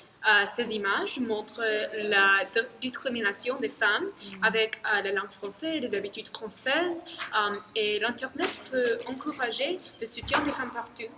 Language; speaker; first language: French; non-native, fluent; English